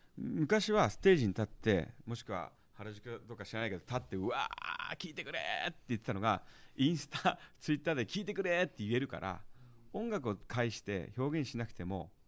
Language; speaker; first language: Japanese; early bilingual, heritage; Japanese